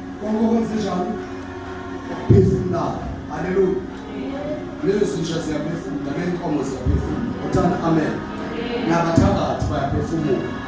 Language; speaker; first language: Zulu; non-native, local second language; Xhosa